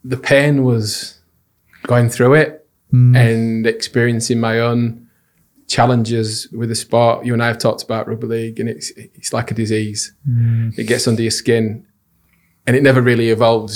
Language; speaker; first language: English; native; English